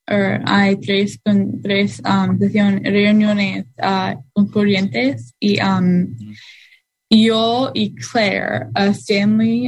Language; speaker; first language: Spanish; non-native, learner; English